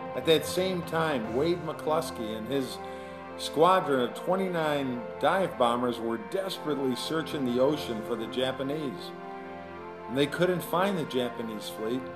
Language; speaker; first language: English; native; English